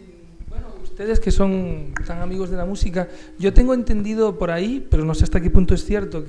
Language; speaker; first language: Spanish; native; Spanish